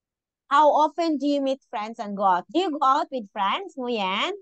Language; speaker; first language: English; non-native, local second language; Filipino